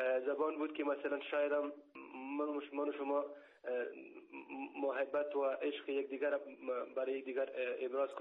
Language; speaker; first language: Persian; native; Persian